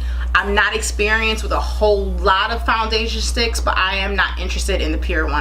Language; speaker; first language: English; native; English